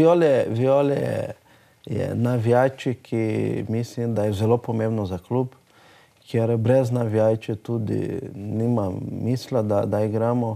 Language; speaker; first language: Slovenian; non-native, learner; Portuguese